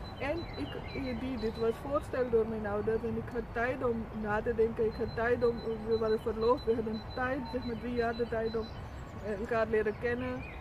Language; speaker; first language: Dutch; non-native, fluent; Urdu